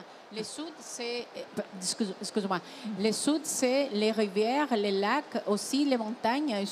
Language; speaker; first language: French; non-native, fluent; Spanish